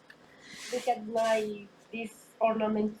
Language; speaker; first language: English; non-native, learner; Spanish